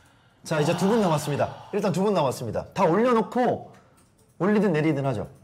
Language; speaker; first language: Korean; native; Korean